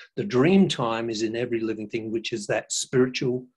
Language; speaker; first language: English; native; English